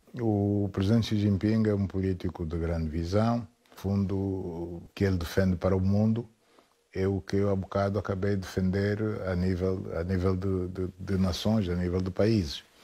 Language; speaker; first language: Portuguese; native; Portuguese